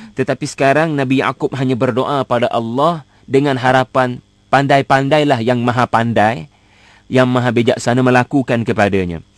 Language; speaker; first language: Malay; native; Malay